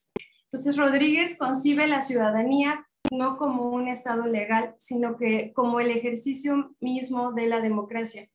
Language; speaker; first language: Spanish; native; Spanish